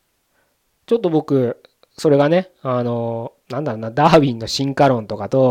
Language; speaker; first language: Japanese; native; Japanese